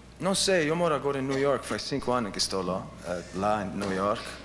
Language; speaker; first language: Portuguese; non-native, learner; English